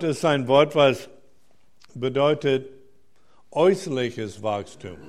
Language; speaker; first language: German; non-native, fluent; English